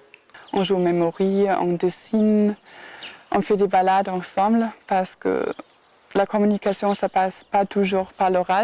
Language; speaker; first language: French; non-native, fluent; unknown